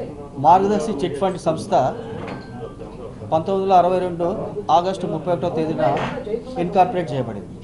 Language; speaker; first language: Telugu; native; Telugu